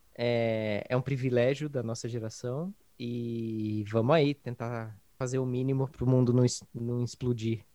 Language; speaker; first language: Portuguese; native; Portuguese